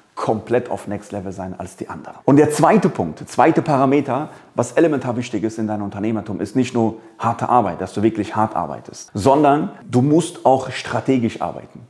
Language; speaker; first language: German; early bilingual, other home language; Persian